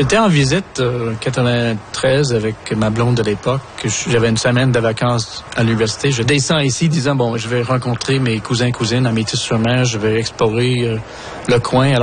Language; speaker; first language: French; native; French